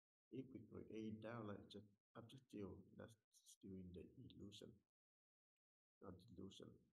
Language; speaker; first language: English; non-native, learner; Vietnamese